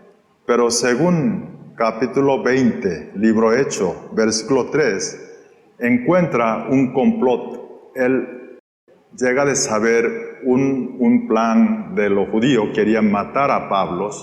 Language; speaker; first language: Spanish; non-native, fluent; Korean